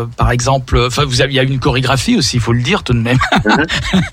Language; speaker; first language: French; native; French